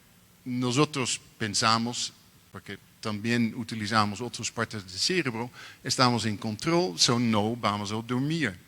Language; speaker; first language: Spanish; non-native, learner; Dutch